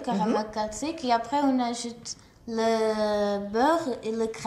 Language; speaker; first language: French; non-native, fluent; Portuguese